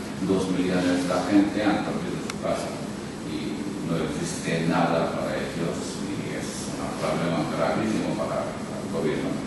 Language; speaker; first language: Spanish; non-native, local second language; Urdu